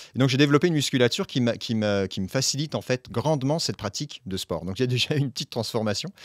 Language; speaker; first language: French; native; French